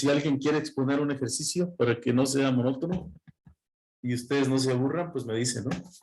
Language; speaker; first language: Spanish; native; Spanish